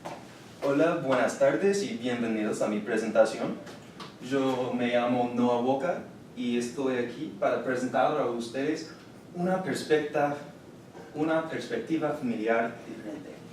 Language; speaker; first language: Spanish; non-native, learner; English